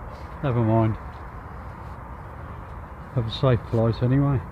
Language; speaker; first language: English; native; English